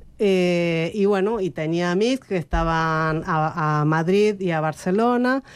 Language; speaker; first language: Catalan; non-native, learner; Spanish